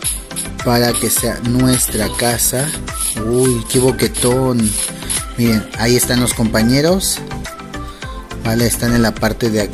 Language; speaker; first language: Spanish; native; Spanish